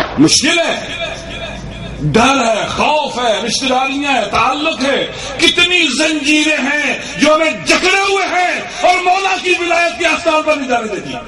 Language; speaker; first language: Urdu; non-native, local second language; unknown